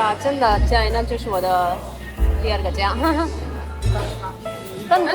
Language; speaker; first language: Chinese; non-native, fluent; Urdu